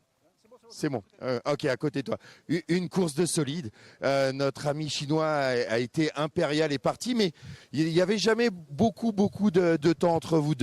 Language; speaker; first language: French; native; French